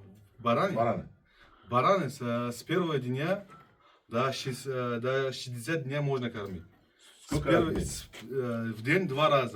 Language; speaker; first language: Russian; non-native, fluent; Uzbek